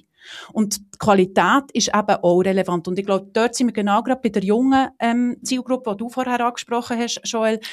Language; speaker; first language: German; native; German